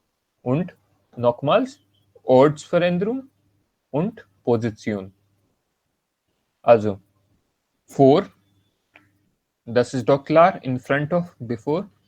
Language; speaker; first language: German; non-native, learner; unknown